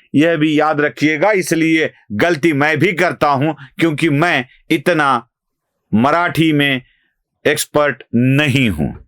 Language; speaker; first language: Hindi; non-native, local second language; Marathi